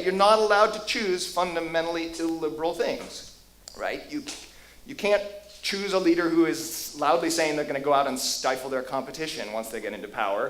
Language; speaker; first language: English; native; English